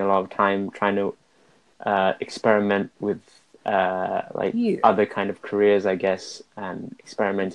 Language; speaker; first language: English; native; English